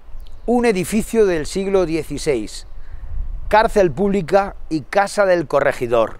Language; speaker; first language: Spanish; native; Spanish